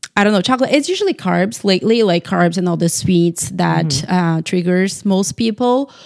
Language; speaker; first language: English; non-native, fluent; Portuguese